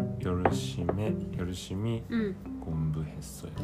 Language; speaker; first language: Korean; non-native, learner; Japanese